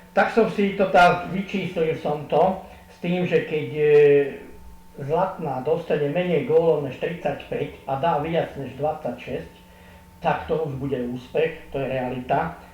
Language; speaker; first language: Slovak; non-native, local second language; Hungarian